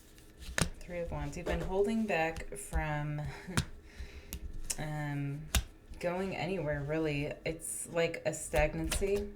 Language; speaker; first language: English; native; English